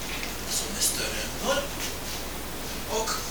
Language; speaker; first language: Swedish; non-native, fluent; Russian